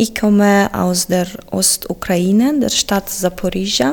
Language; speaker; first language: German; non-native, fluent; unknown